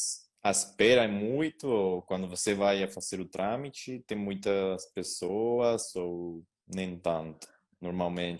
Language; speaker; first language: Portuguese; non-native, learner; Spanish